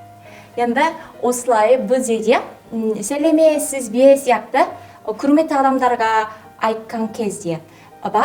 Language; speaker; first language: Kazakh; non-native, learner; Korean